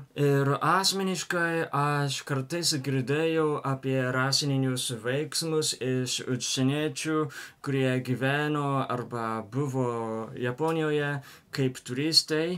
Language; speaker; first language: Lithuanian; non-native, learner; Japanese